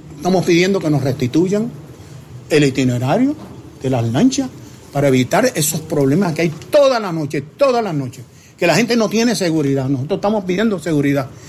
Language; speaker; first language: Spanish; native; Spanish